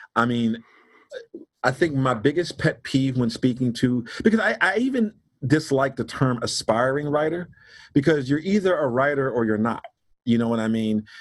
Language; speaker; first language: English; native; English